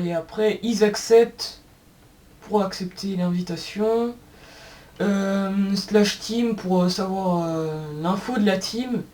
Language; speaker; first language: French; native; French